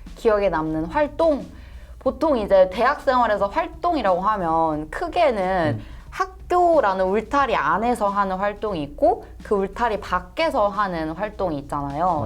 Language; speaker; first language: Korean; native; Korean